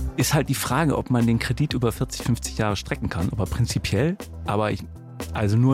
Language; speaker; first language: German; native; German